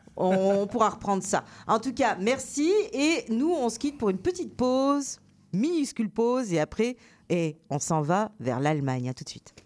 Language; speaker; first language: French; native; French